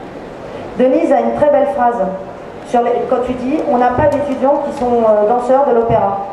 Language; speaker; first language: French; native; French